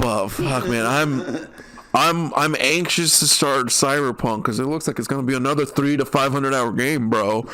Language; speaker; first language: English; native; English